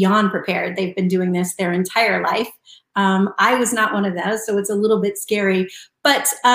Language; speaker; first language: English; native; English